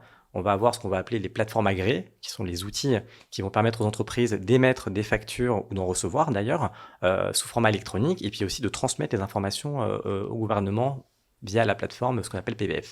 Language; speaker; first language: French; native; French